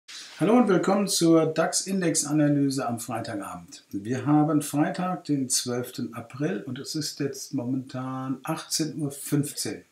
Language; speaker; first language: German; native; German